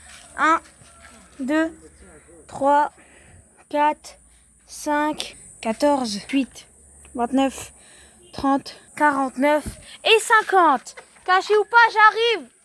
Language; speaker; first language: French; native; French